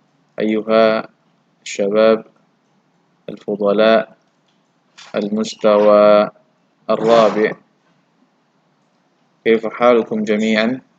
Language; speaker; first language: Arabic; non-native, fluent; Indonesian